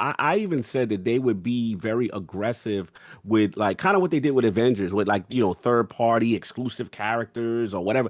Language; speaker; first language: English; native; English